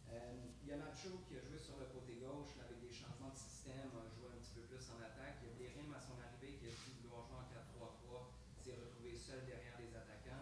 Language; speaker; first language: French; native; French